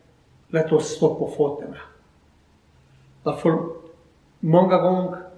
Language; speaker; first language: Swedish; non-native, learner; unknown